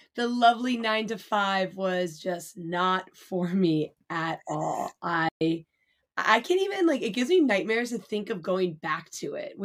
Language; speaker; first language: English; native; English